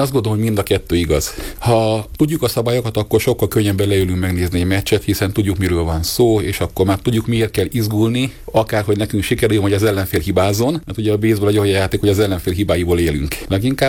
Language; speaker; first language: Hungarian; native; Hungarian